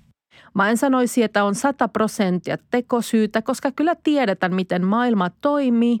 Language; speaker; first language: Finnish; non-native, fluent; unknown